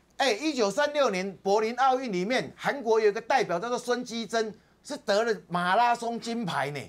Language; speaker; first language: Chinese; native; Chinese